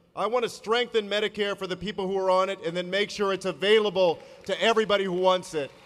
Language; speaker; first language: English; native; English